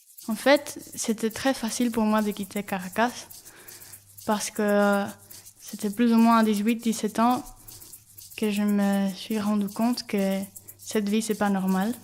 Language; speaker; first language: French; non-native, fluent; Spanish